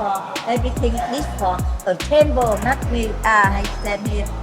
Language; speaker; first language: English; non-native, learner; Vietnamese